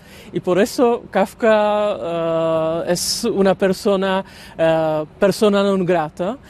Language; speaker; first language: Spanish; non-native, learner; Czech